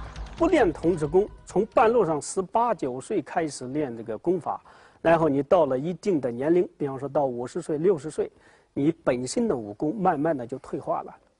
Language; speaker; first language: Chinese; native; Chinese